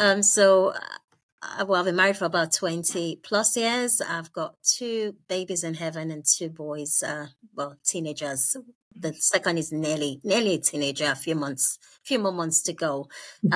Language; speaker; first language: English; non-native, local second language; Yoruba